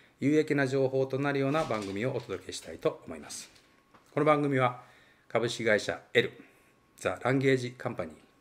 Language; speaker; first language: Japanese; native; Japanese